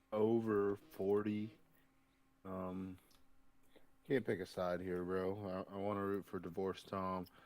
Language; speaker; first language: English; native; English